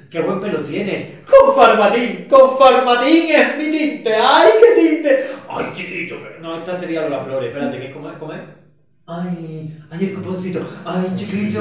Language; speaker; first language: Spanish; native; Spanish